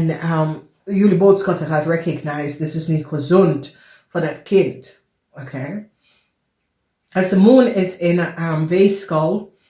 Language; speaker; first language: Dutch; non-native, learner; English